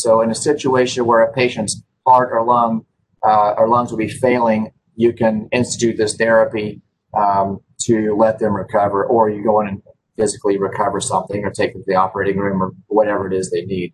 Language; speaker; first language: English; native; English